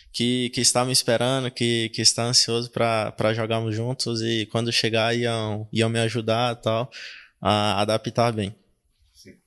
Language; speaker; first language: Portuguese; native; Portuguese